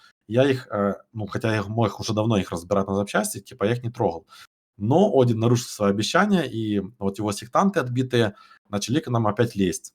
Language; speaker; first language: Russian; native; Russian